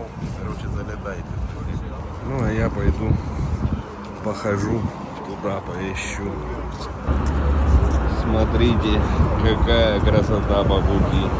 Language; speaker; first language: Russian; native; Russian